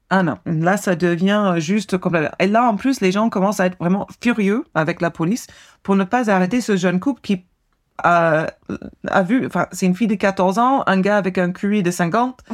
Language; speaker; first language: French; non-native, fluent; English